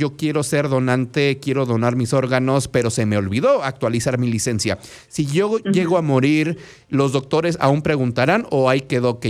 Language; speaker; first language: Spanish; native; Spanish